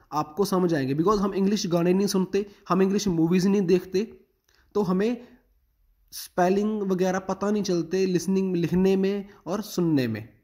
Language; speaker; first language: Hindi; non-native, local second language; Punjabi